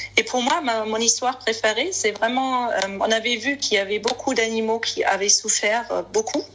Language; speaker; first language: French; non-native, fluent; German